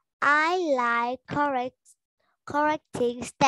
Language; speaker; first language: English; non-native, learner; Vietnamese